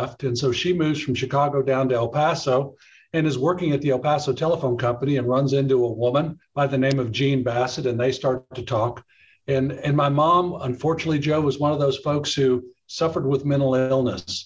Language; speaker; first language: English; native; English